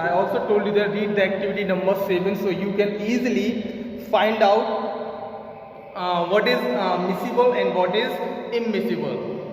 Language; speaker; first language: English; non-native, local second language; Hindi